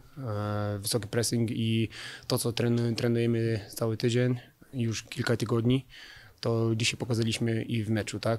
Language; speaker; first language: Polish; non-native, fluent; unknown